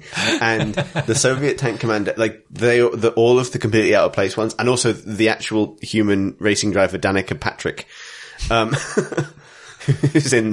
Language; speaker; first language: English; native; English